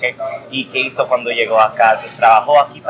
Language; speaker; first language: Spanish; early bilingual, heritage; English